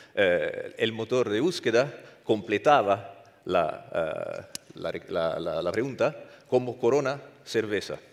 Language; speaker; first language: Spanish; non-native, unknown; Italian